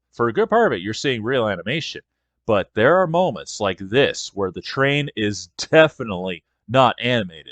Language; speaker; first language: English; native; English